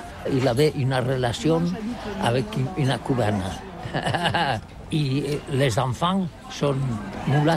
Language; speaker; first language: French; non-native, learner; Catalan